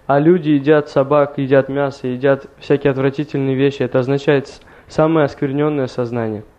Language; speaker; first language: Russian; native; Russian